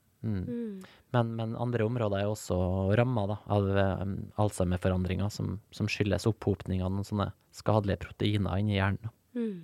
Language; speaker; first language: Norwegian; native; Norwegian